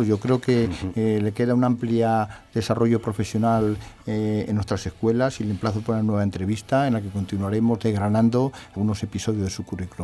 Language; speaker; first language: Spanish; native; Spanish